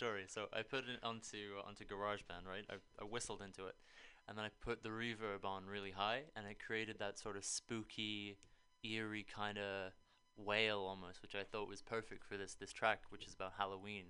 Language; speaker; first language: English; native; English